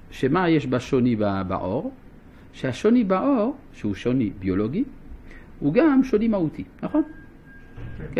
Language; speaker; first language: Hebrew; non-native, fluent; French